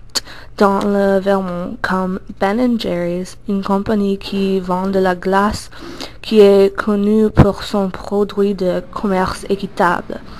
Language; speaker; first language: French; non-native, learner; English